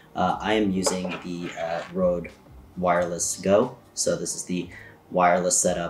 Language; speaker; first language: English; native; English